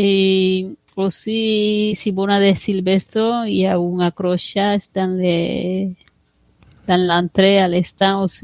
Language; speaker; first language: French; non-native, fluent; Spanish